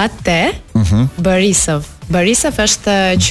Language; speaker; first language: Albanian; non-native, learner; Belarusian